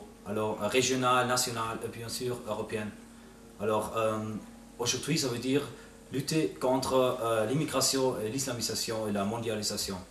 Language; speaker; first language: French; non-native, fluent; German